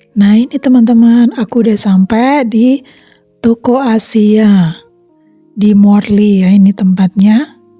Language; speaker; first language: Indonesian; native; Indonesian